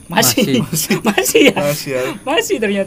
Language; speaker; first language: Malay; non-native, local second language; Javanese